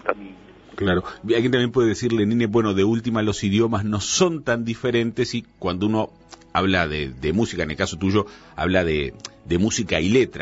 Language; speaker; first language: Spanish; native; Spanish